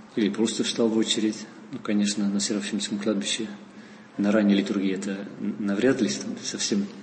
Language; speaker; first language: Russian; non-native, fluent; Dutch